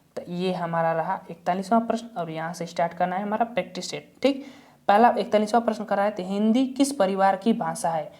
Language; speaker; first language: Hindi; native; Hindi